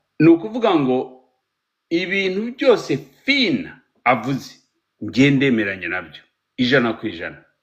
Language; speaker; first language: Kinyarwanda; early bilingual, heritage; Kinyarwanda